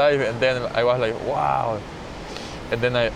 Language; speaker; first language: English; non-native, learner; Spanish